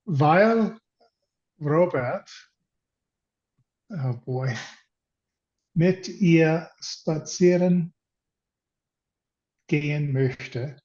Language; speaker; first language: German; non-native, learner; English